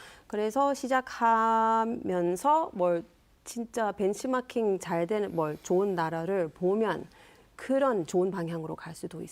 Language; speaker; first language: Korean; non-native, fluent; English